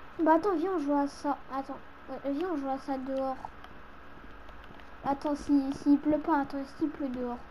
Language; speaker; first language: French; native; French